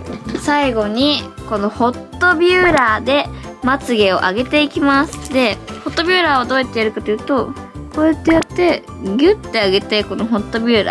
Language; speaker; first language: Japanese; native; Japanese